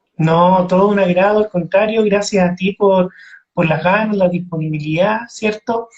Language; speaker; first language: Spanish; native; Spanish